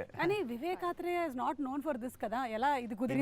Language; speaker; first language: Telugu; native; Telugu